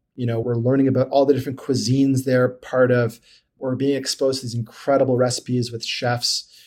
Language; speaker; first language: English; native; English